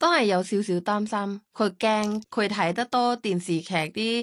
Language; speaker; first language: Cantonese; non-native, learner; Thai